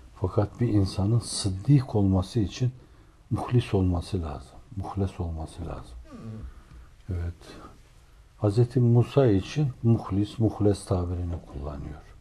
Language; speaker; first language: Turkish; native; Turkish